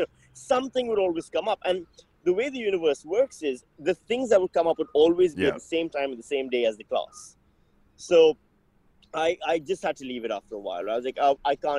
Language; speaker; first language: English; non-native, local second language; Urdu